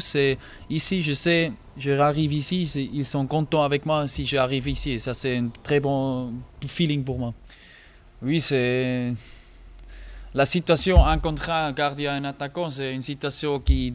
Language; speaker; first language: French; non-native, learner; German